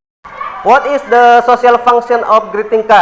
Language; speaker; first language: English; non-native, learner; Indonesian